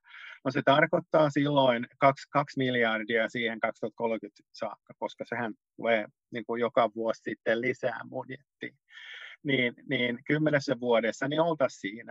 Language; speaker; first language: Finnish; non-native, local second language; Swedish